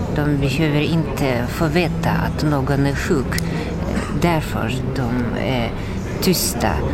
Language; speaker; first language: Swedish; non-native, learner; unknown